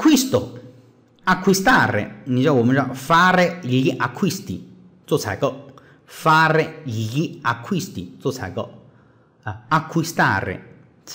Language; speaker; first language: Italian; non-native, fluent; Chinese